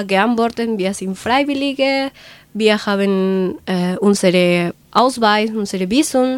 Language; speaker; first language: German; non-native, learner; Spanish